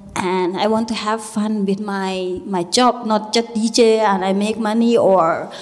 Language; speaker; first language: English; non-native, learner; Thai